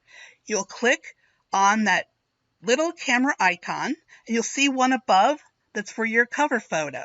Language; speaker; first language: English; native; English